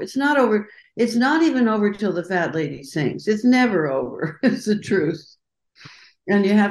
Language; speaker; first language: English; native; English